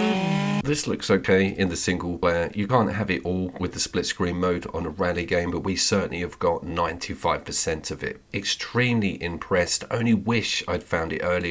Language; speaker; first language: English; native; English